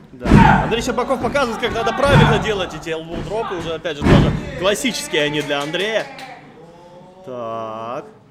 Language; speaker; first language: Russian; native; Russian